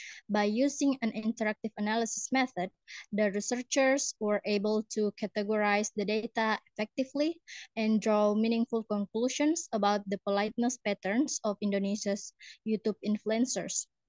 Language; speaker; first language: English; non-native, learner; Indonesian